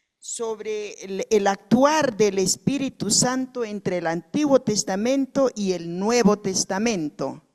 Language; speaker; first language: Spanish; native; Spanish